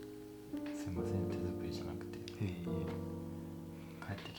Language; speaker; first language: Japanese; native; Japanese